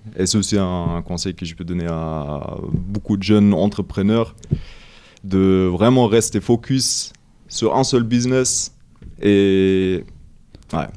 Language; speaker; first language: French; non-native, fluent; German